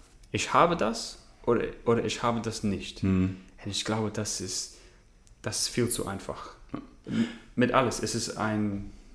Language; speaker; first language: German; non-native, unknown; English